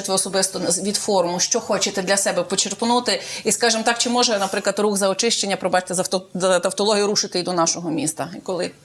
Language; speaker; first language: Ukrainian; native; Ukrainian